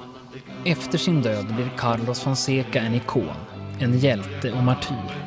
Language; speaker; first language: Swedish; native; Swedish